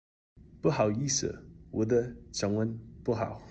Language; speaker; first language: Chinese; non-native, learner; English